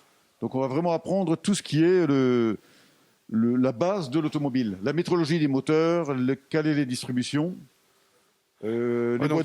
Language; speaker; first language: French; native; French